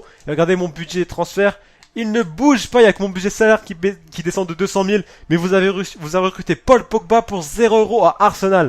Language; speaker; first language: French; native; French